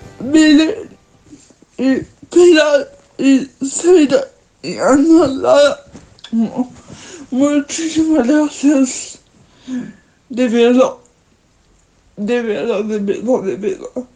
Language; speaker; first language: Spanish; non-native, learner; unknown